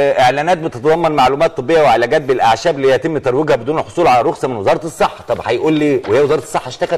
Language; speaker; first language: Arabic; native; Arabic